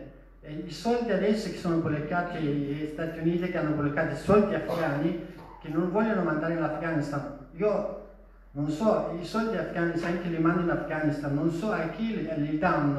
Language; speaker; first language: Italian; non-native, fluent; Persian